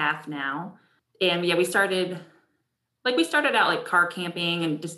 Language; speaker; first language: English; native; English